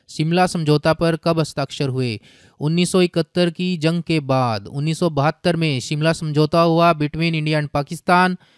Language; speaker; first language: Hindi; native; Hindi